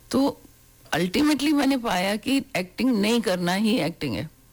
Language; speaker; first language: Hindi; native; Hindi